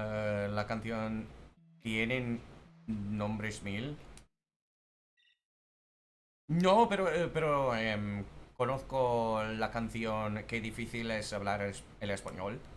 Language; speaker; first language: Spanish; non-native, fluent; English